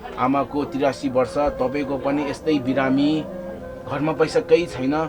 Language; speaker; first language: Nepali; non-native, local second language; Tibetan